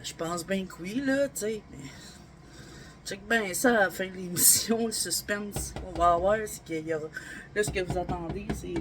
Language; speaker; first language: French; native; French